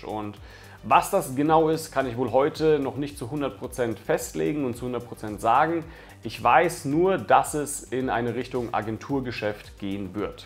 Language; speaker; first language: German; native; German